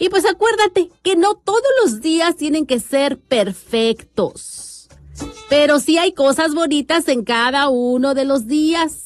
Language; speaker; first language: Spanish; native; Spanish